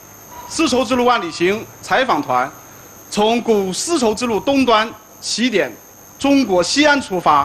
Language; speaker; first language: Chinese; native; Chinese